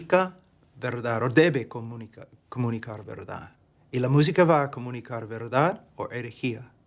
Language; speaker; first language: Spanish; non-native, fluent; English